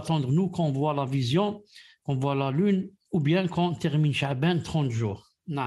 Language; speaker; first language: French; non-native, local second language; Arabic